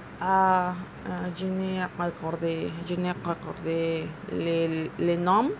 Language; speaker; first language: French; non-native, learner; Spanish